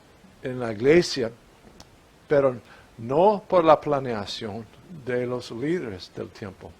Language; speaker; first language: Spanish; non-native, fluent; English